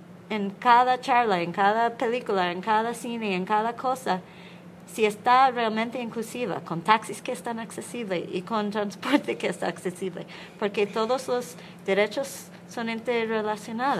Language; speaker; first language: Spanish; non-native, learner; English